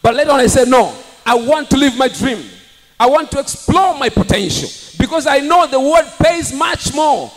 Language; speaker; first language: English; non-native, local second language; Swahili